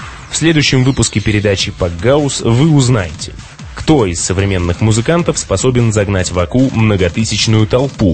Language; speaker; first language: Russian; native; Russian